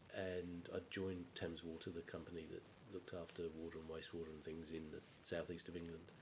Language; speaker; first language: English; native; English